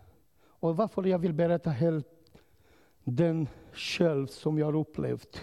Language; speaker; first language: Swedish; non-native, learner; Romanian